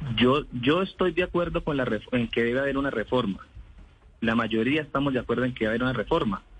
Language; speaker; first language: Spanish; native; Spanish